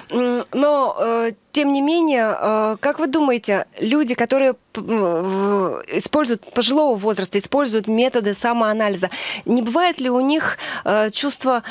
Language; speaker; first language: Russian; native; Russian